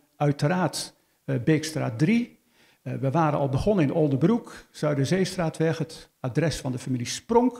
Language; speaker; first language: Dutch; native; Dutch